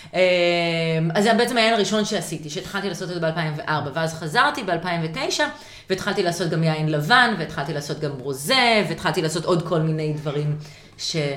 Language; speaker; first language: Hebrew; native; Hebrew